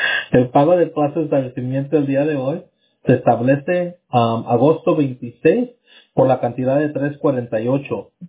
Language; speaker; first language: Spanish; early bilingual, heritage; Spanish